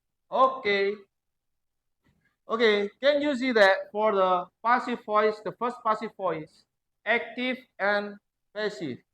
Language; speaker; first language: English; non-native, learner; Javanese